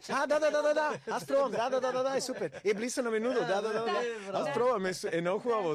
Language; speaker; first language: Bulgarian; non-native, learner; Spanish